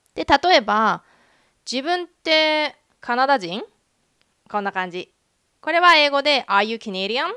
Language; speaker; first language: Japanese; native; Japanese